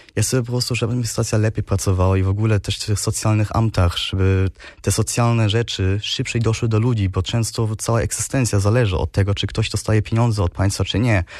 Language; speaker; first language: Polish; early bilingual, heritage; Polish